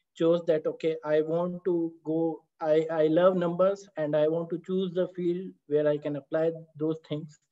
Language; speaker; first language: English; non-native, local second language; Hindi